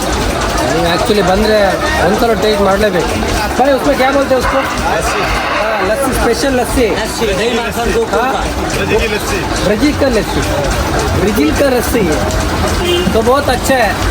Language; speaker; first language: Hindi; non-native, local second language; Kannada